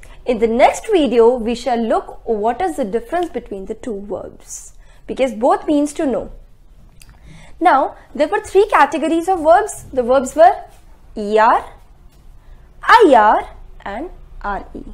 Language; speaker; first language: English; non-native, local second language; Hindi